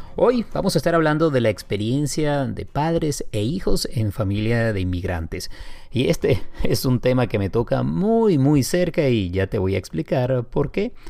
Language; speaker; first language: Spanish; native; Spanish